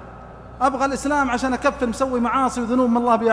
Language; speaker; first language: Arabic; native; Arabic